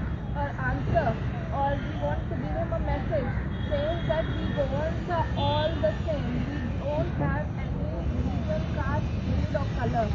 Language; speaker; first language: English; non-native, local second language; Hindi